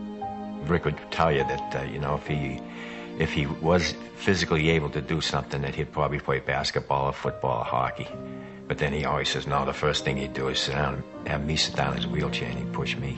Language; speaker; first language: English; native; English